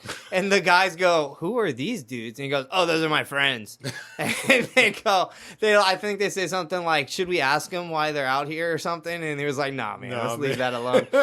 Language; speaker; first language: English; native; English